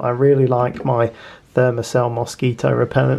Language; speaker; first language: English; native; English